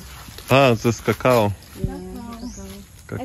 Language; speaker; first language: English; non-native, learner; Russian